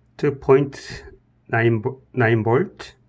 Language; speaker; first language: English; non-native, learner; Korean